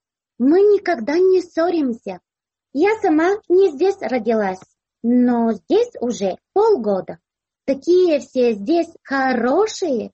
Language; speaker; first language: Russian; non-native, local second language; Azerbaijani